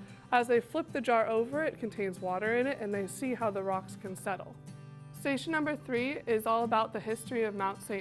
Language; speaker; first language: English; native; English